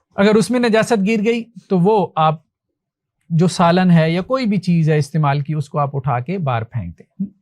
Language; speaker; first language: Urdu; non-native, local second language; Punjabi